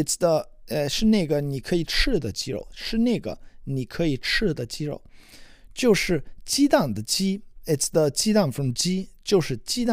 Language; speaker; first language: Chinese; non-native, learner; English